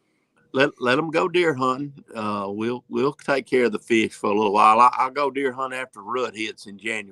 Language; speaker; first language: English; native; English